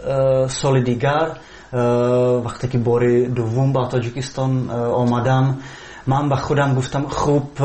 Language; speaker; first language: Persian; non-native, fluent; Czech